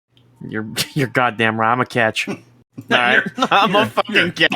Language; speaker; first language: English; native; English